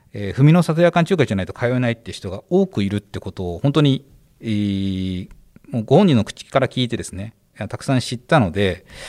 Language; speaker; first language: Japanese; native; Japanese